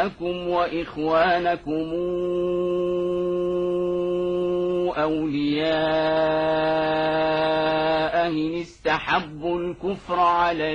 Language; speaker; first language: Arabic; native; Arabic